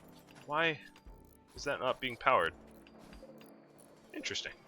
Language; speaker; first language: English; native; English